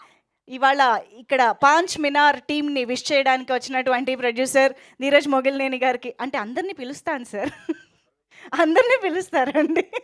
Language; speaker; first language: Telugu; native; Telugu